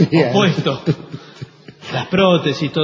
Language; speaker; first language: Spanish; native; Spanish